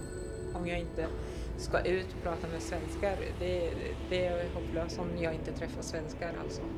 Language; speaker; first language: Swedish; non-native, fluent; Arabic